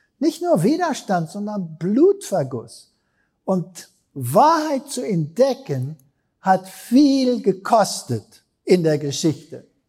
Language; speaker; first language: German; non-native, fluent; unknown